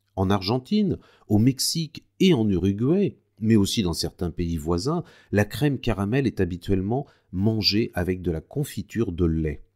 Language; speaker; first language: French; native; French